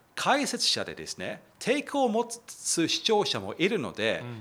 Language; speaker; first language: Japanese; non-native, fluent; English